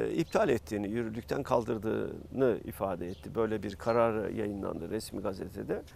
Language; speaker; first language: Turkish; native; Turkish